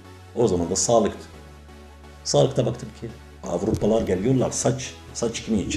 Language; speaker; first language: Turkish; non-native, learner; Arabic